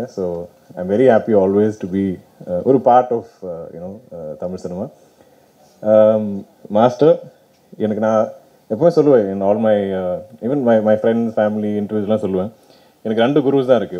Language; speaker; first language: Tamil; non-native, local second language; Malayalam